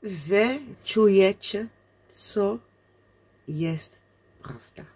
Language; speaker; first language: Polish; non-native, learner; Dutch